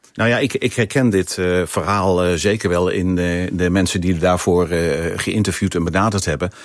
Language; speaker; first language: Dutch; native; Dutch